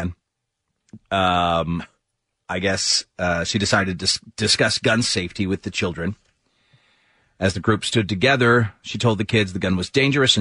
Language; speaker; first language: English; native; English